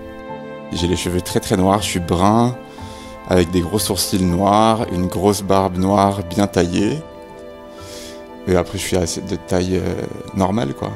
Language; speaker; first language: French; native; French